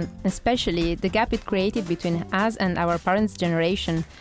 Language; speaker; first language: English; non-native, fluent; Italian